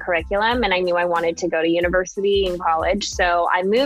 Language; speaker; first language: English; native; English